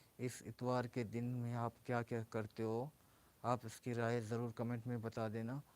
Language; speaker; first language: Urdu; non-native, local second language; Baluchi